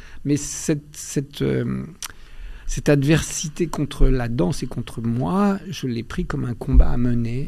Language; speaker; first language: French; early bilingual, other home language; Albanian